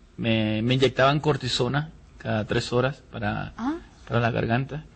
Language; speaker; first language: Spanish; native; Spanish